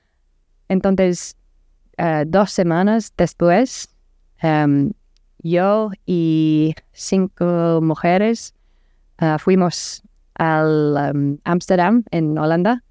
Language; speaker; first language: Spanish; non-native, learner; English